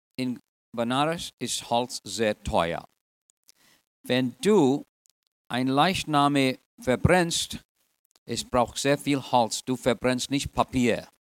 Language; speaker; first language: German; non-native, fluent; English